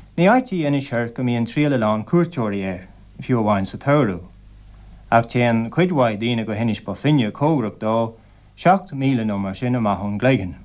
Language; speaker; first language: Irish; native; Irish